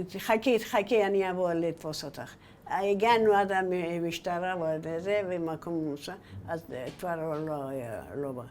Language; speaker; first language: Hebrew; non-native, learner; Persian